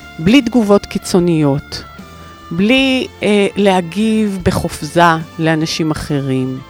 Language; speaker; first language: Hebrew; native; Hebrew